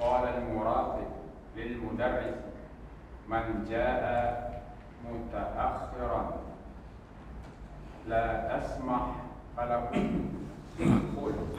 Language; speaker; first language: Arabic; non-native, learner; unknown